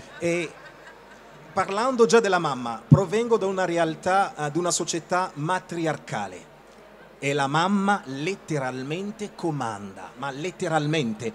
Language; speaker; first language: Italian; non-native, fluent; Lingala